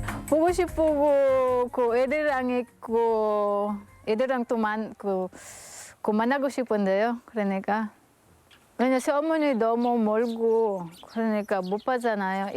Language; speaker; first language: Korean; non-native, learner; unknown